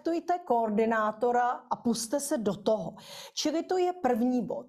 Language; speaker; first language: Czech; native; Czech